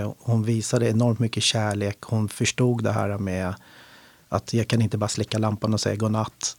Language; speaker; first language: Swedish; native; Swedish